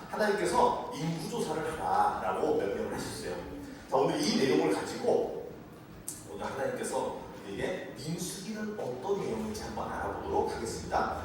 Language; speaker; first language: Korean; native; Korean